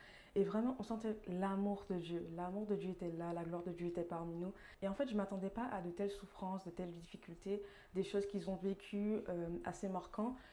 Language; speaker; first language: French; native; French